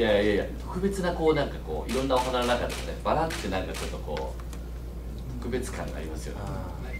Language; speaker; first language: Japanese; native; Japanese